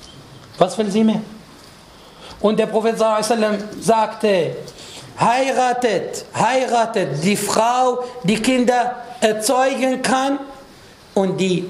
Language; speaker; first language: German; non-native, fluent; Arabic